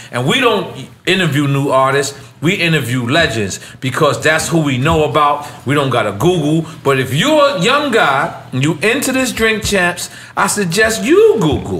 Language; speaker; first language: English; native; English